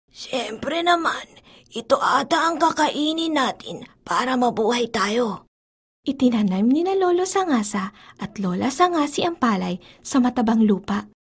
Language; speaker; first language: Filipino; native; Filipino